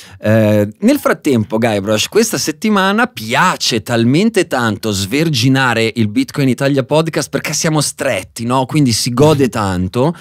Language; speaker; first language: Italian; native; Italian